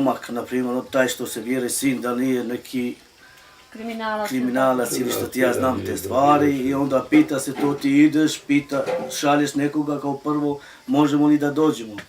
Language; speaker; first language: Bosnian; non-native, local second language; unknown